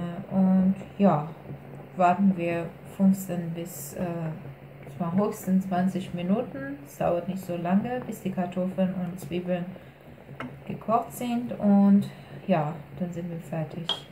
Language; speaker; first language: German; non-native, fluent; Persian